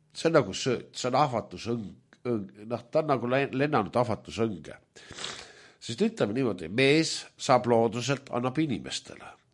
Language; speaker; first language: Estonian; native; Estonian